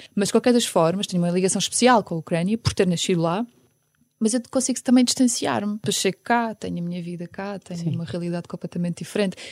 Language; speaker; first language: Portuguese; early bilingual, other home language; Ukrainian